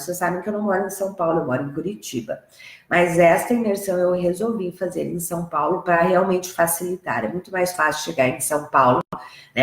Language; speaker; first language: Portuguese; native; Portuguese